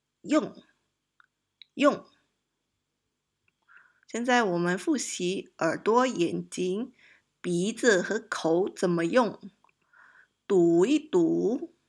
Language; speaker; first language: Chinese; non-native, local second language; Malay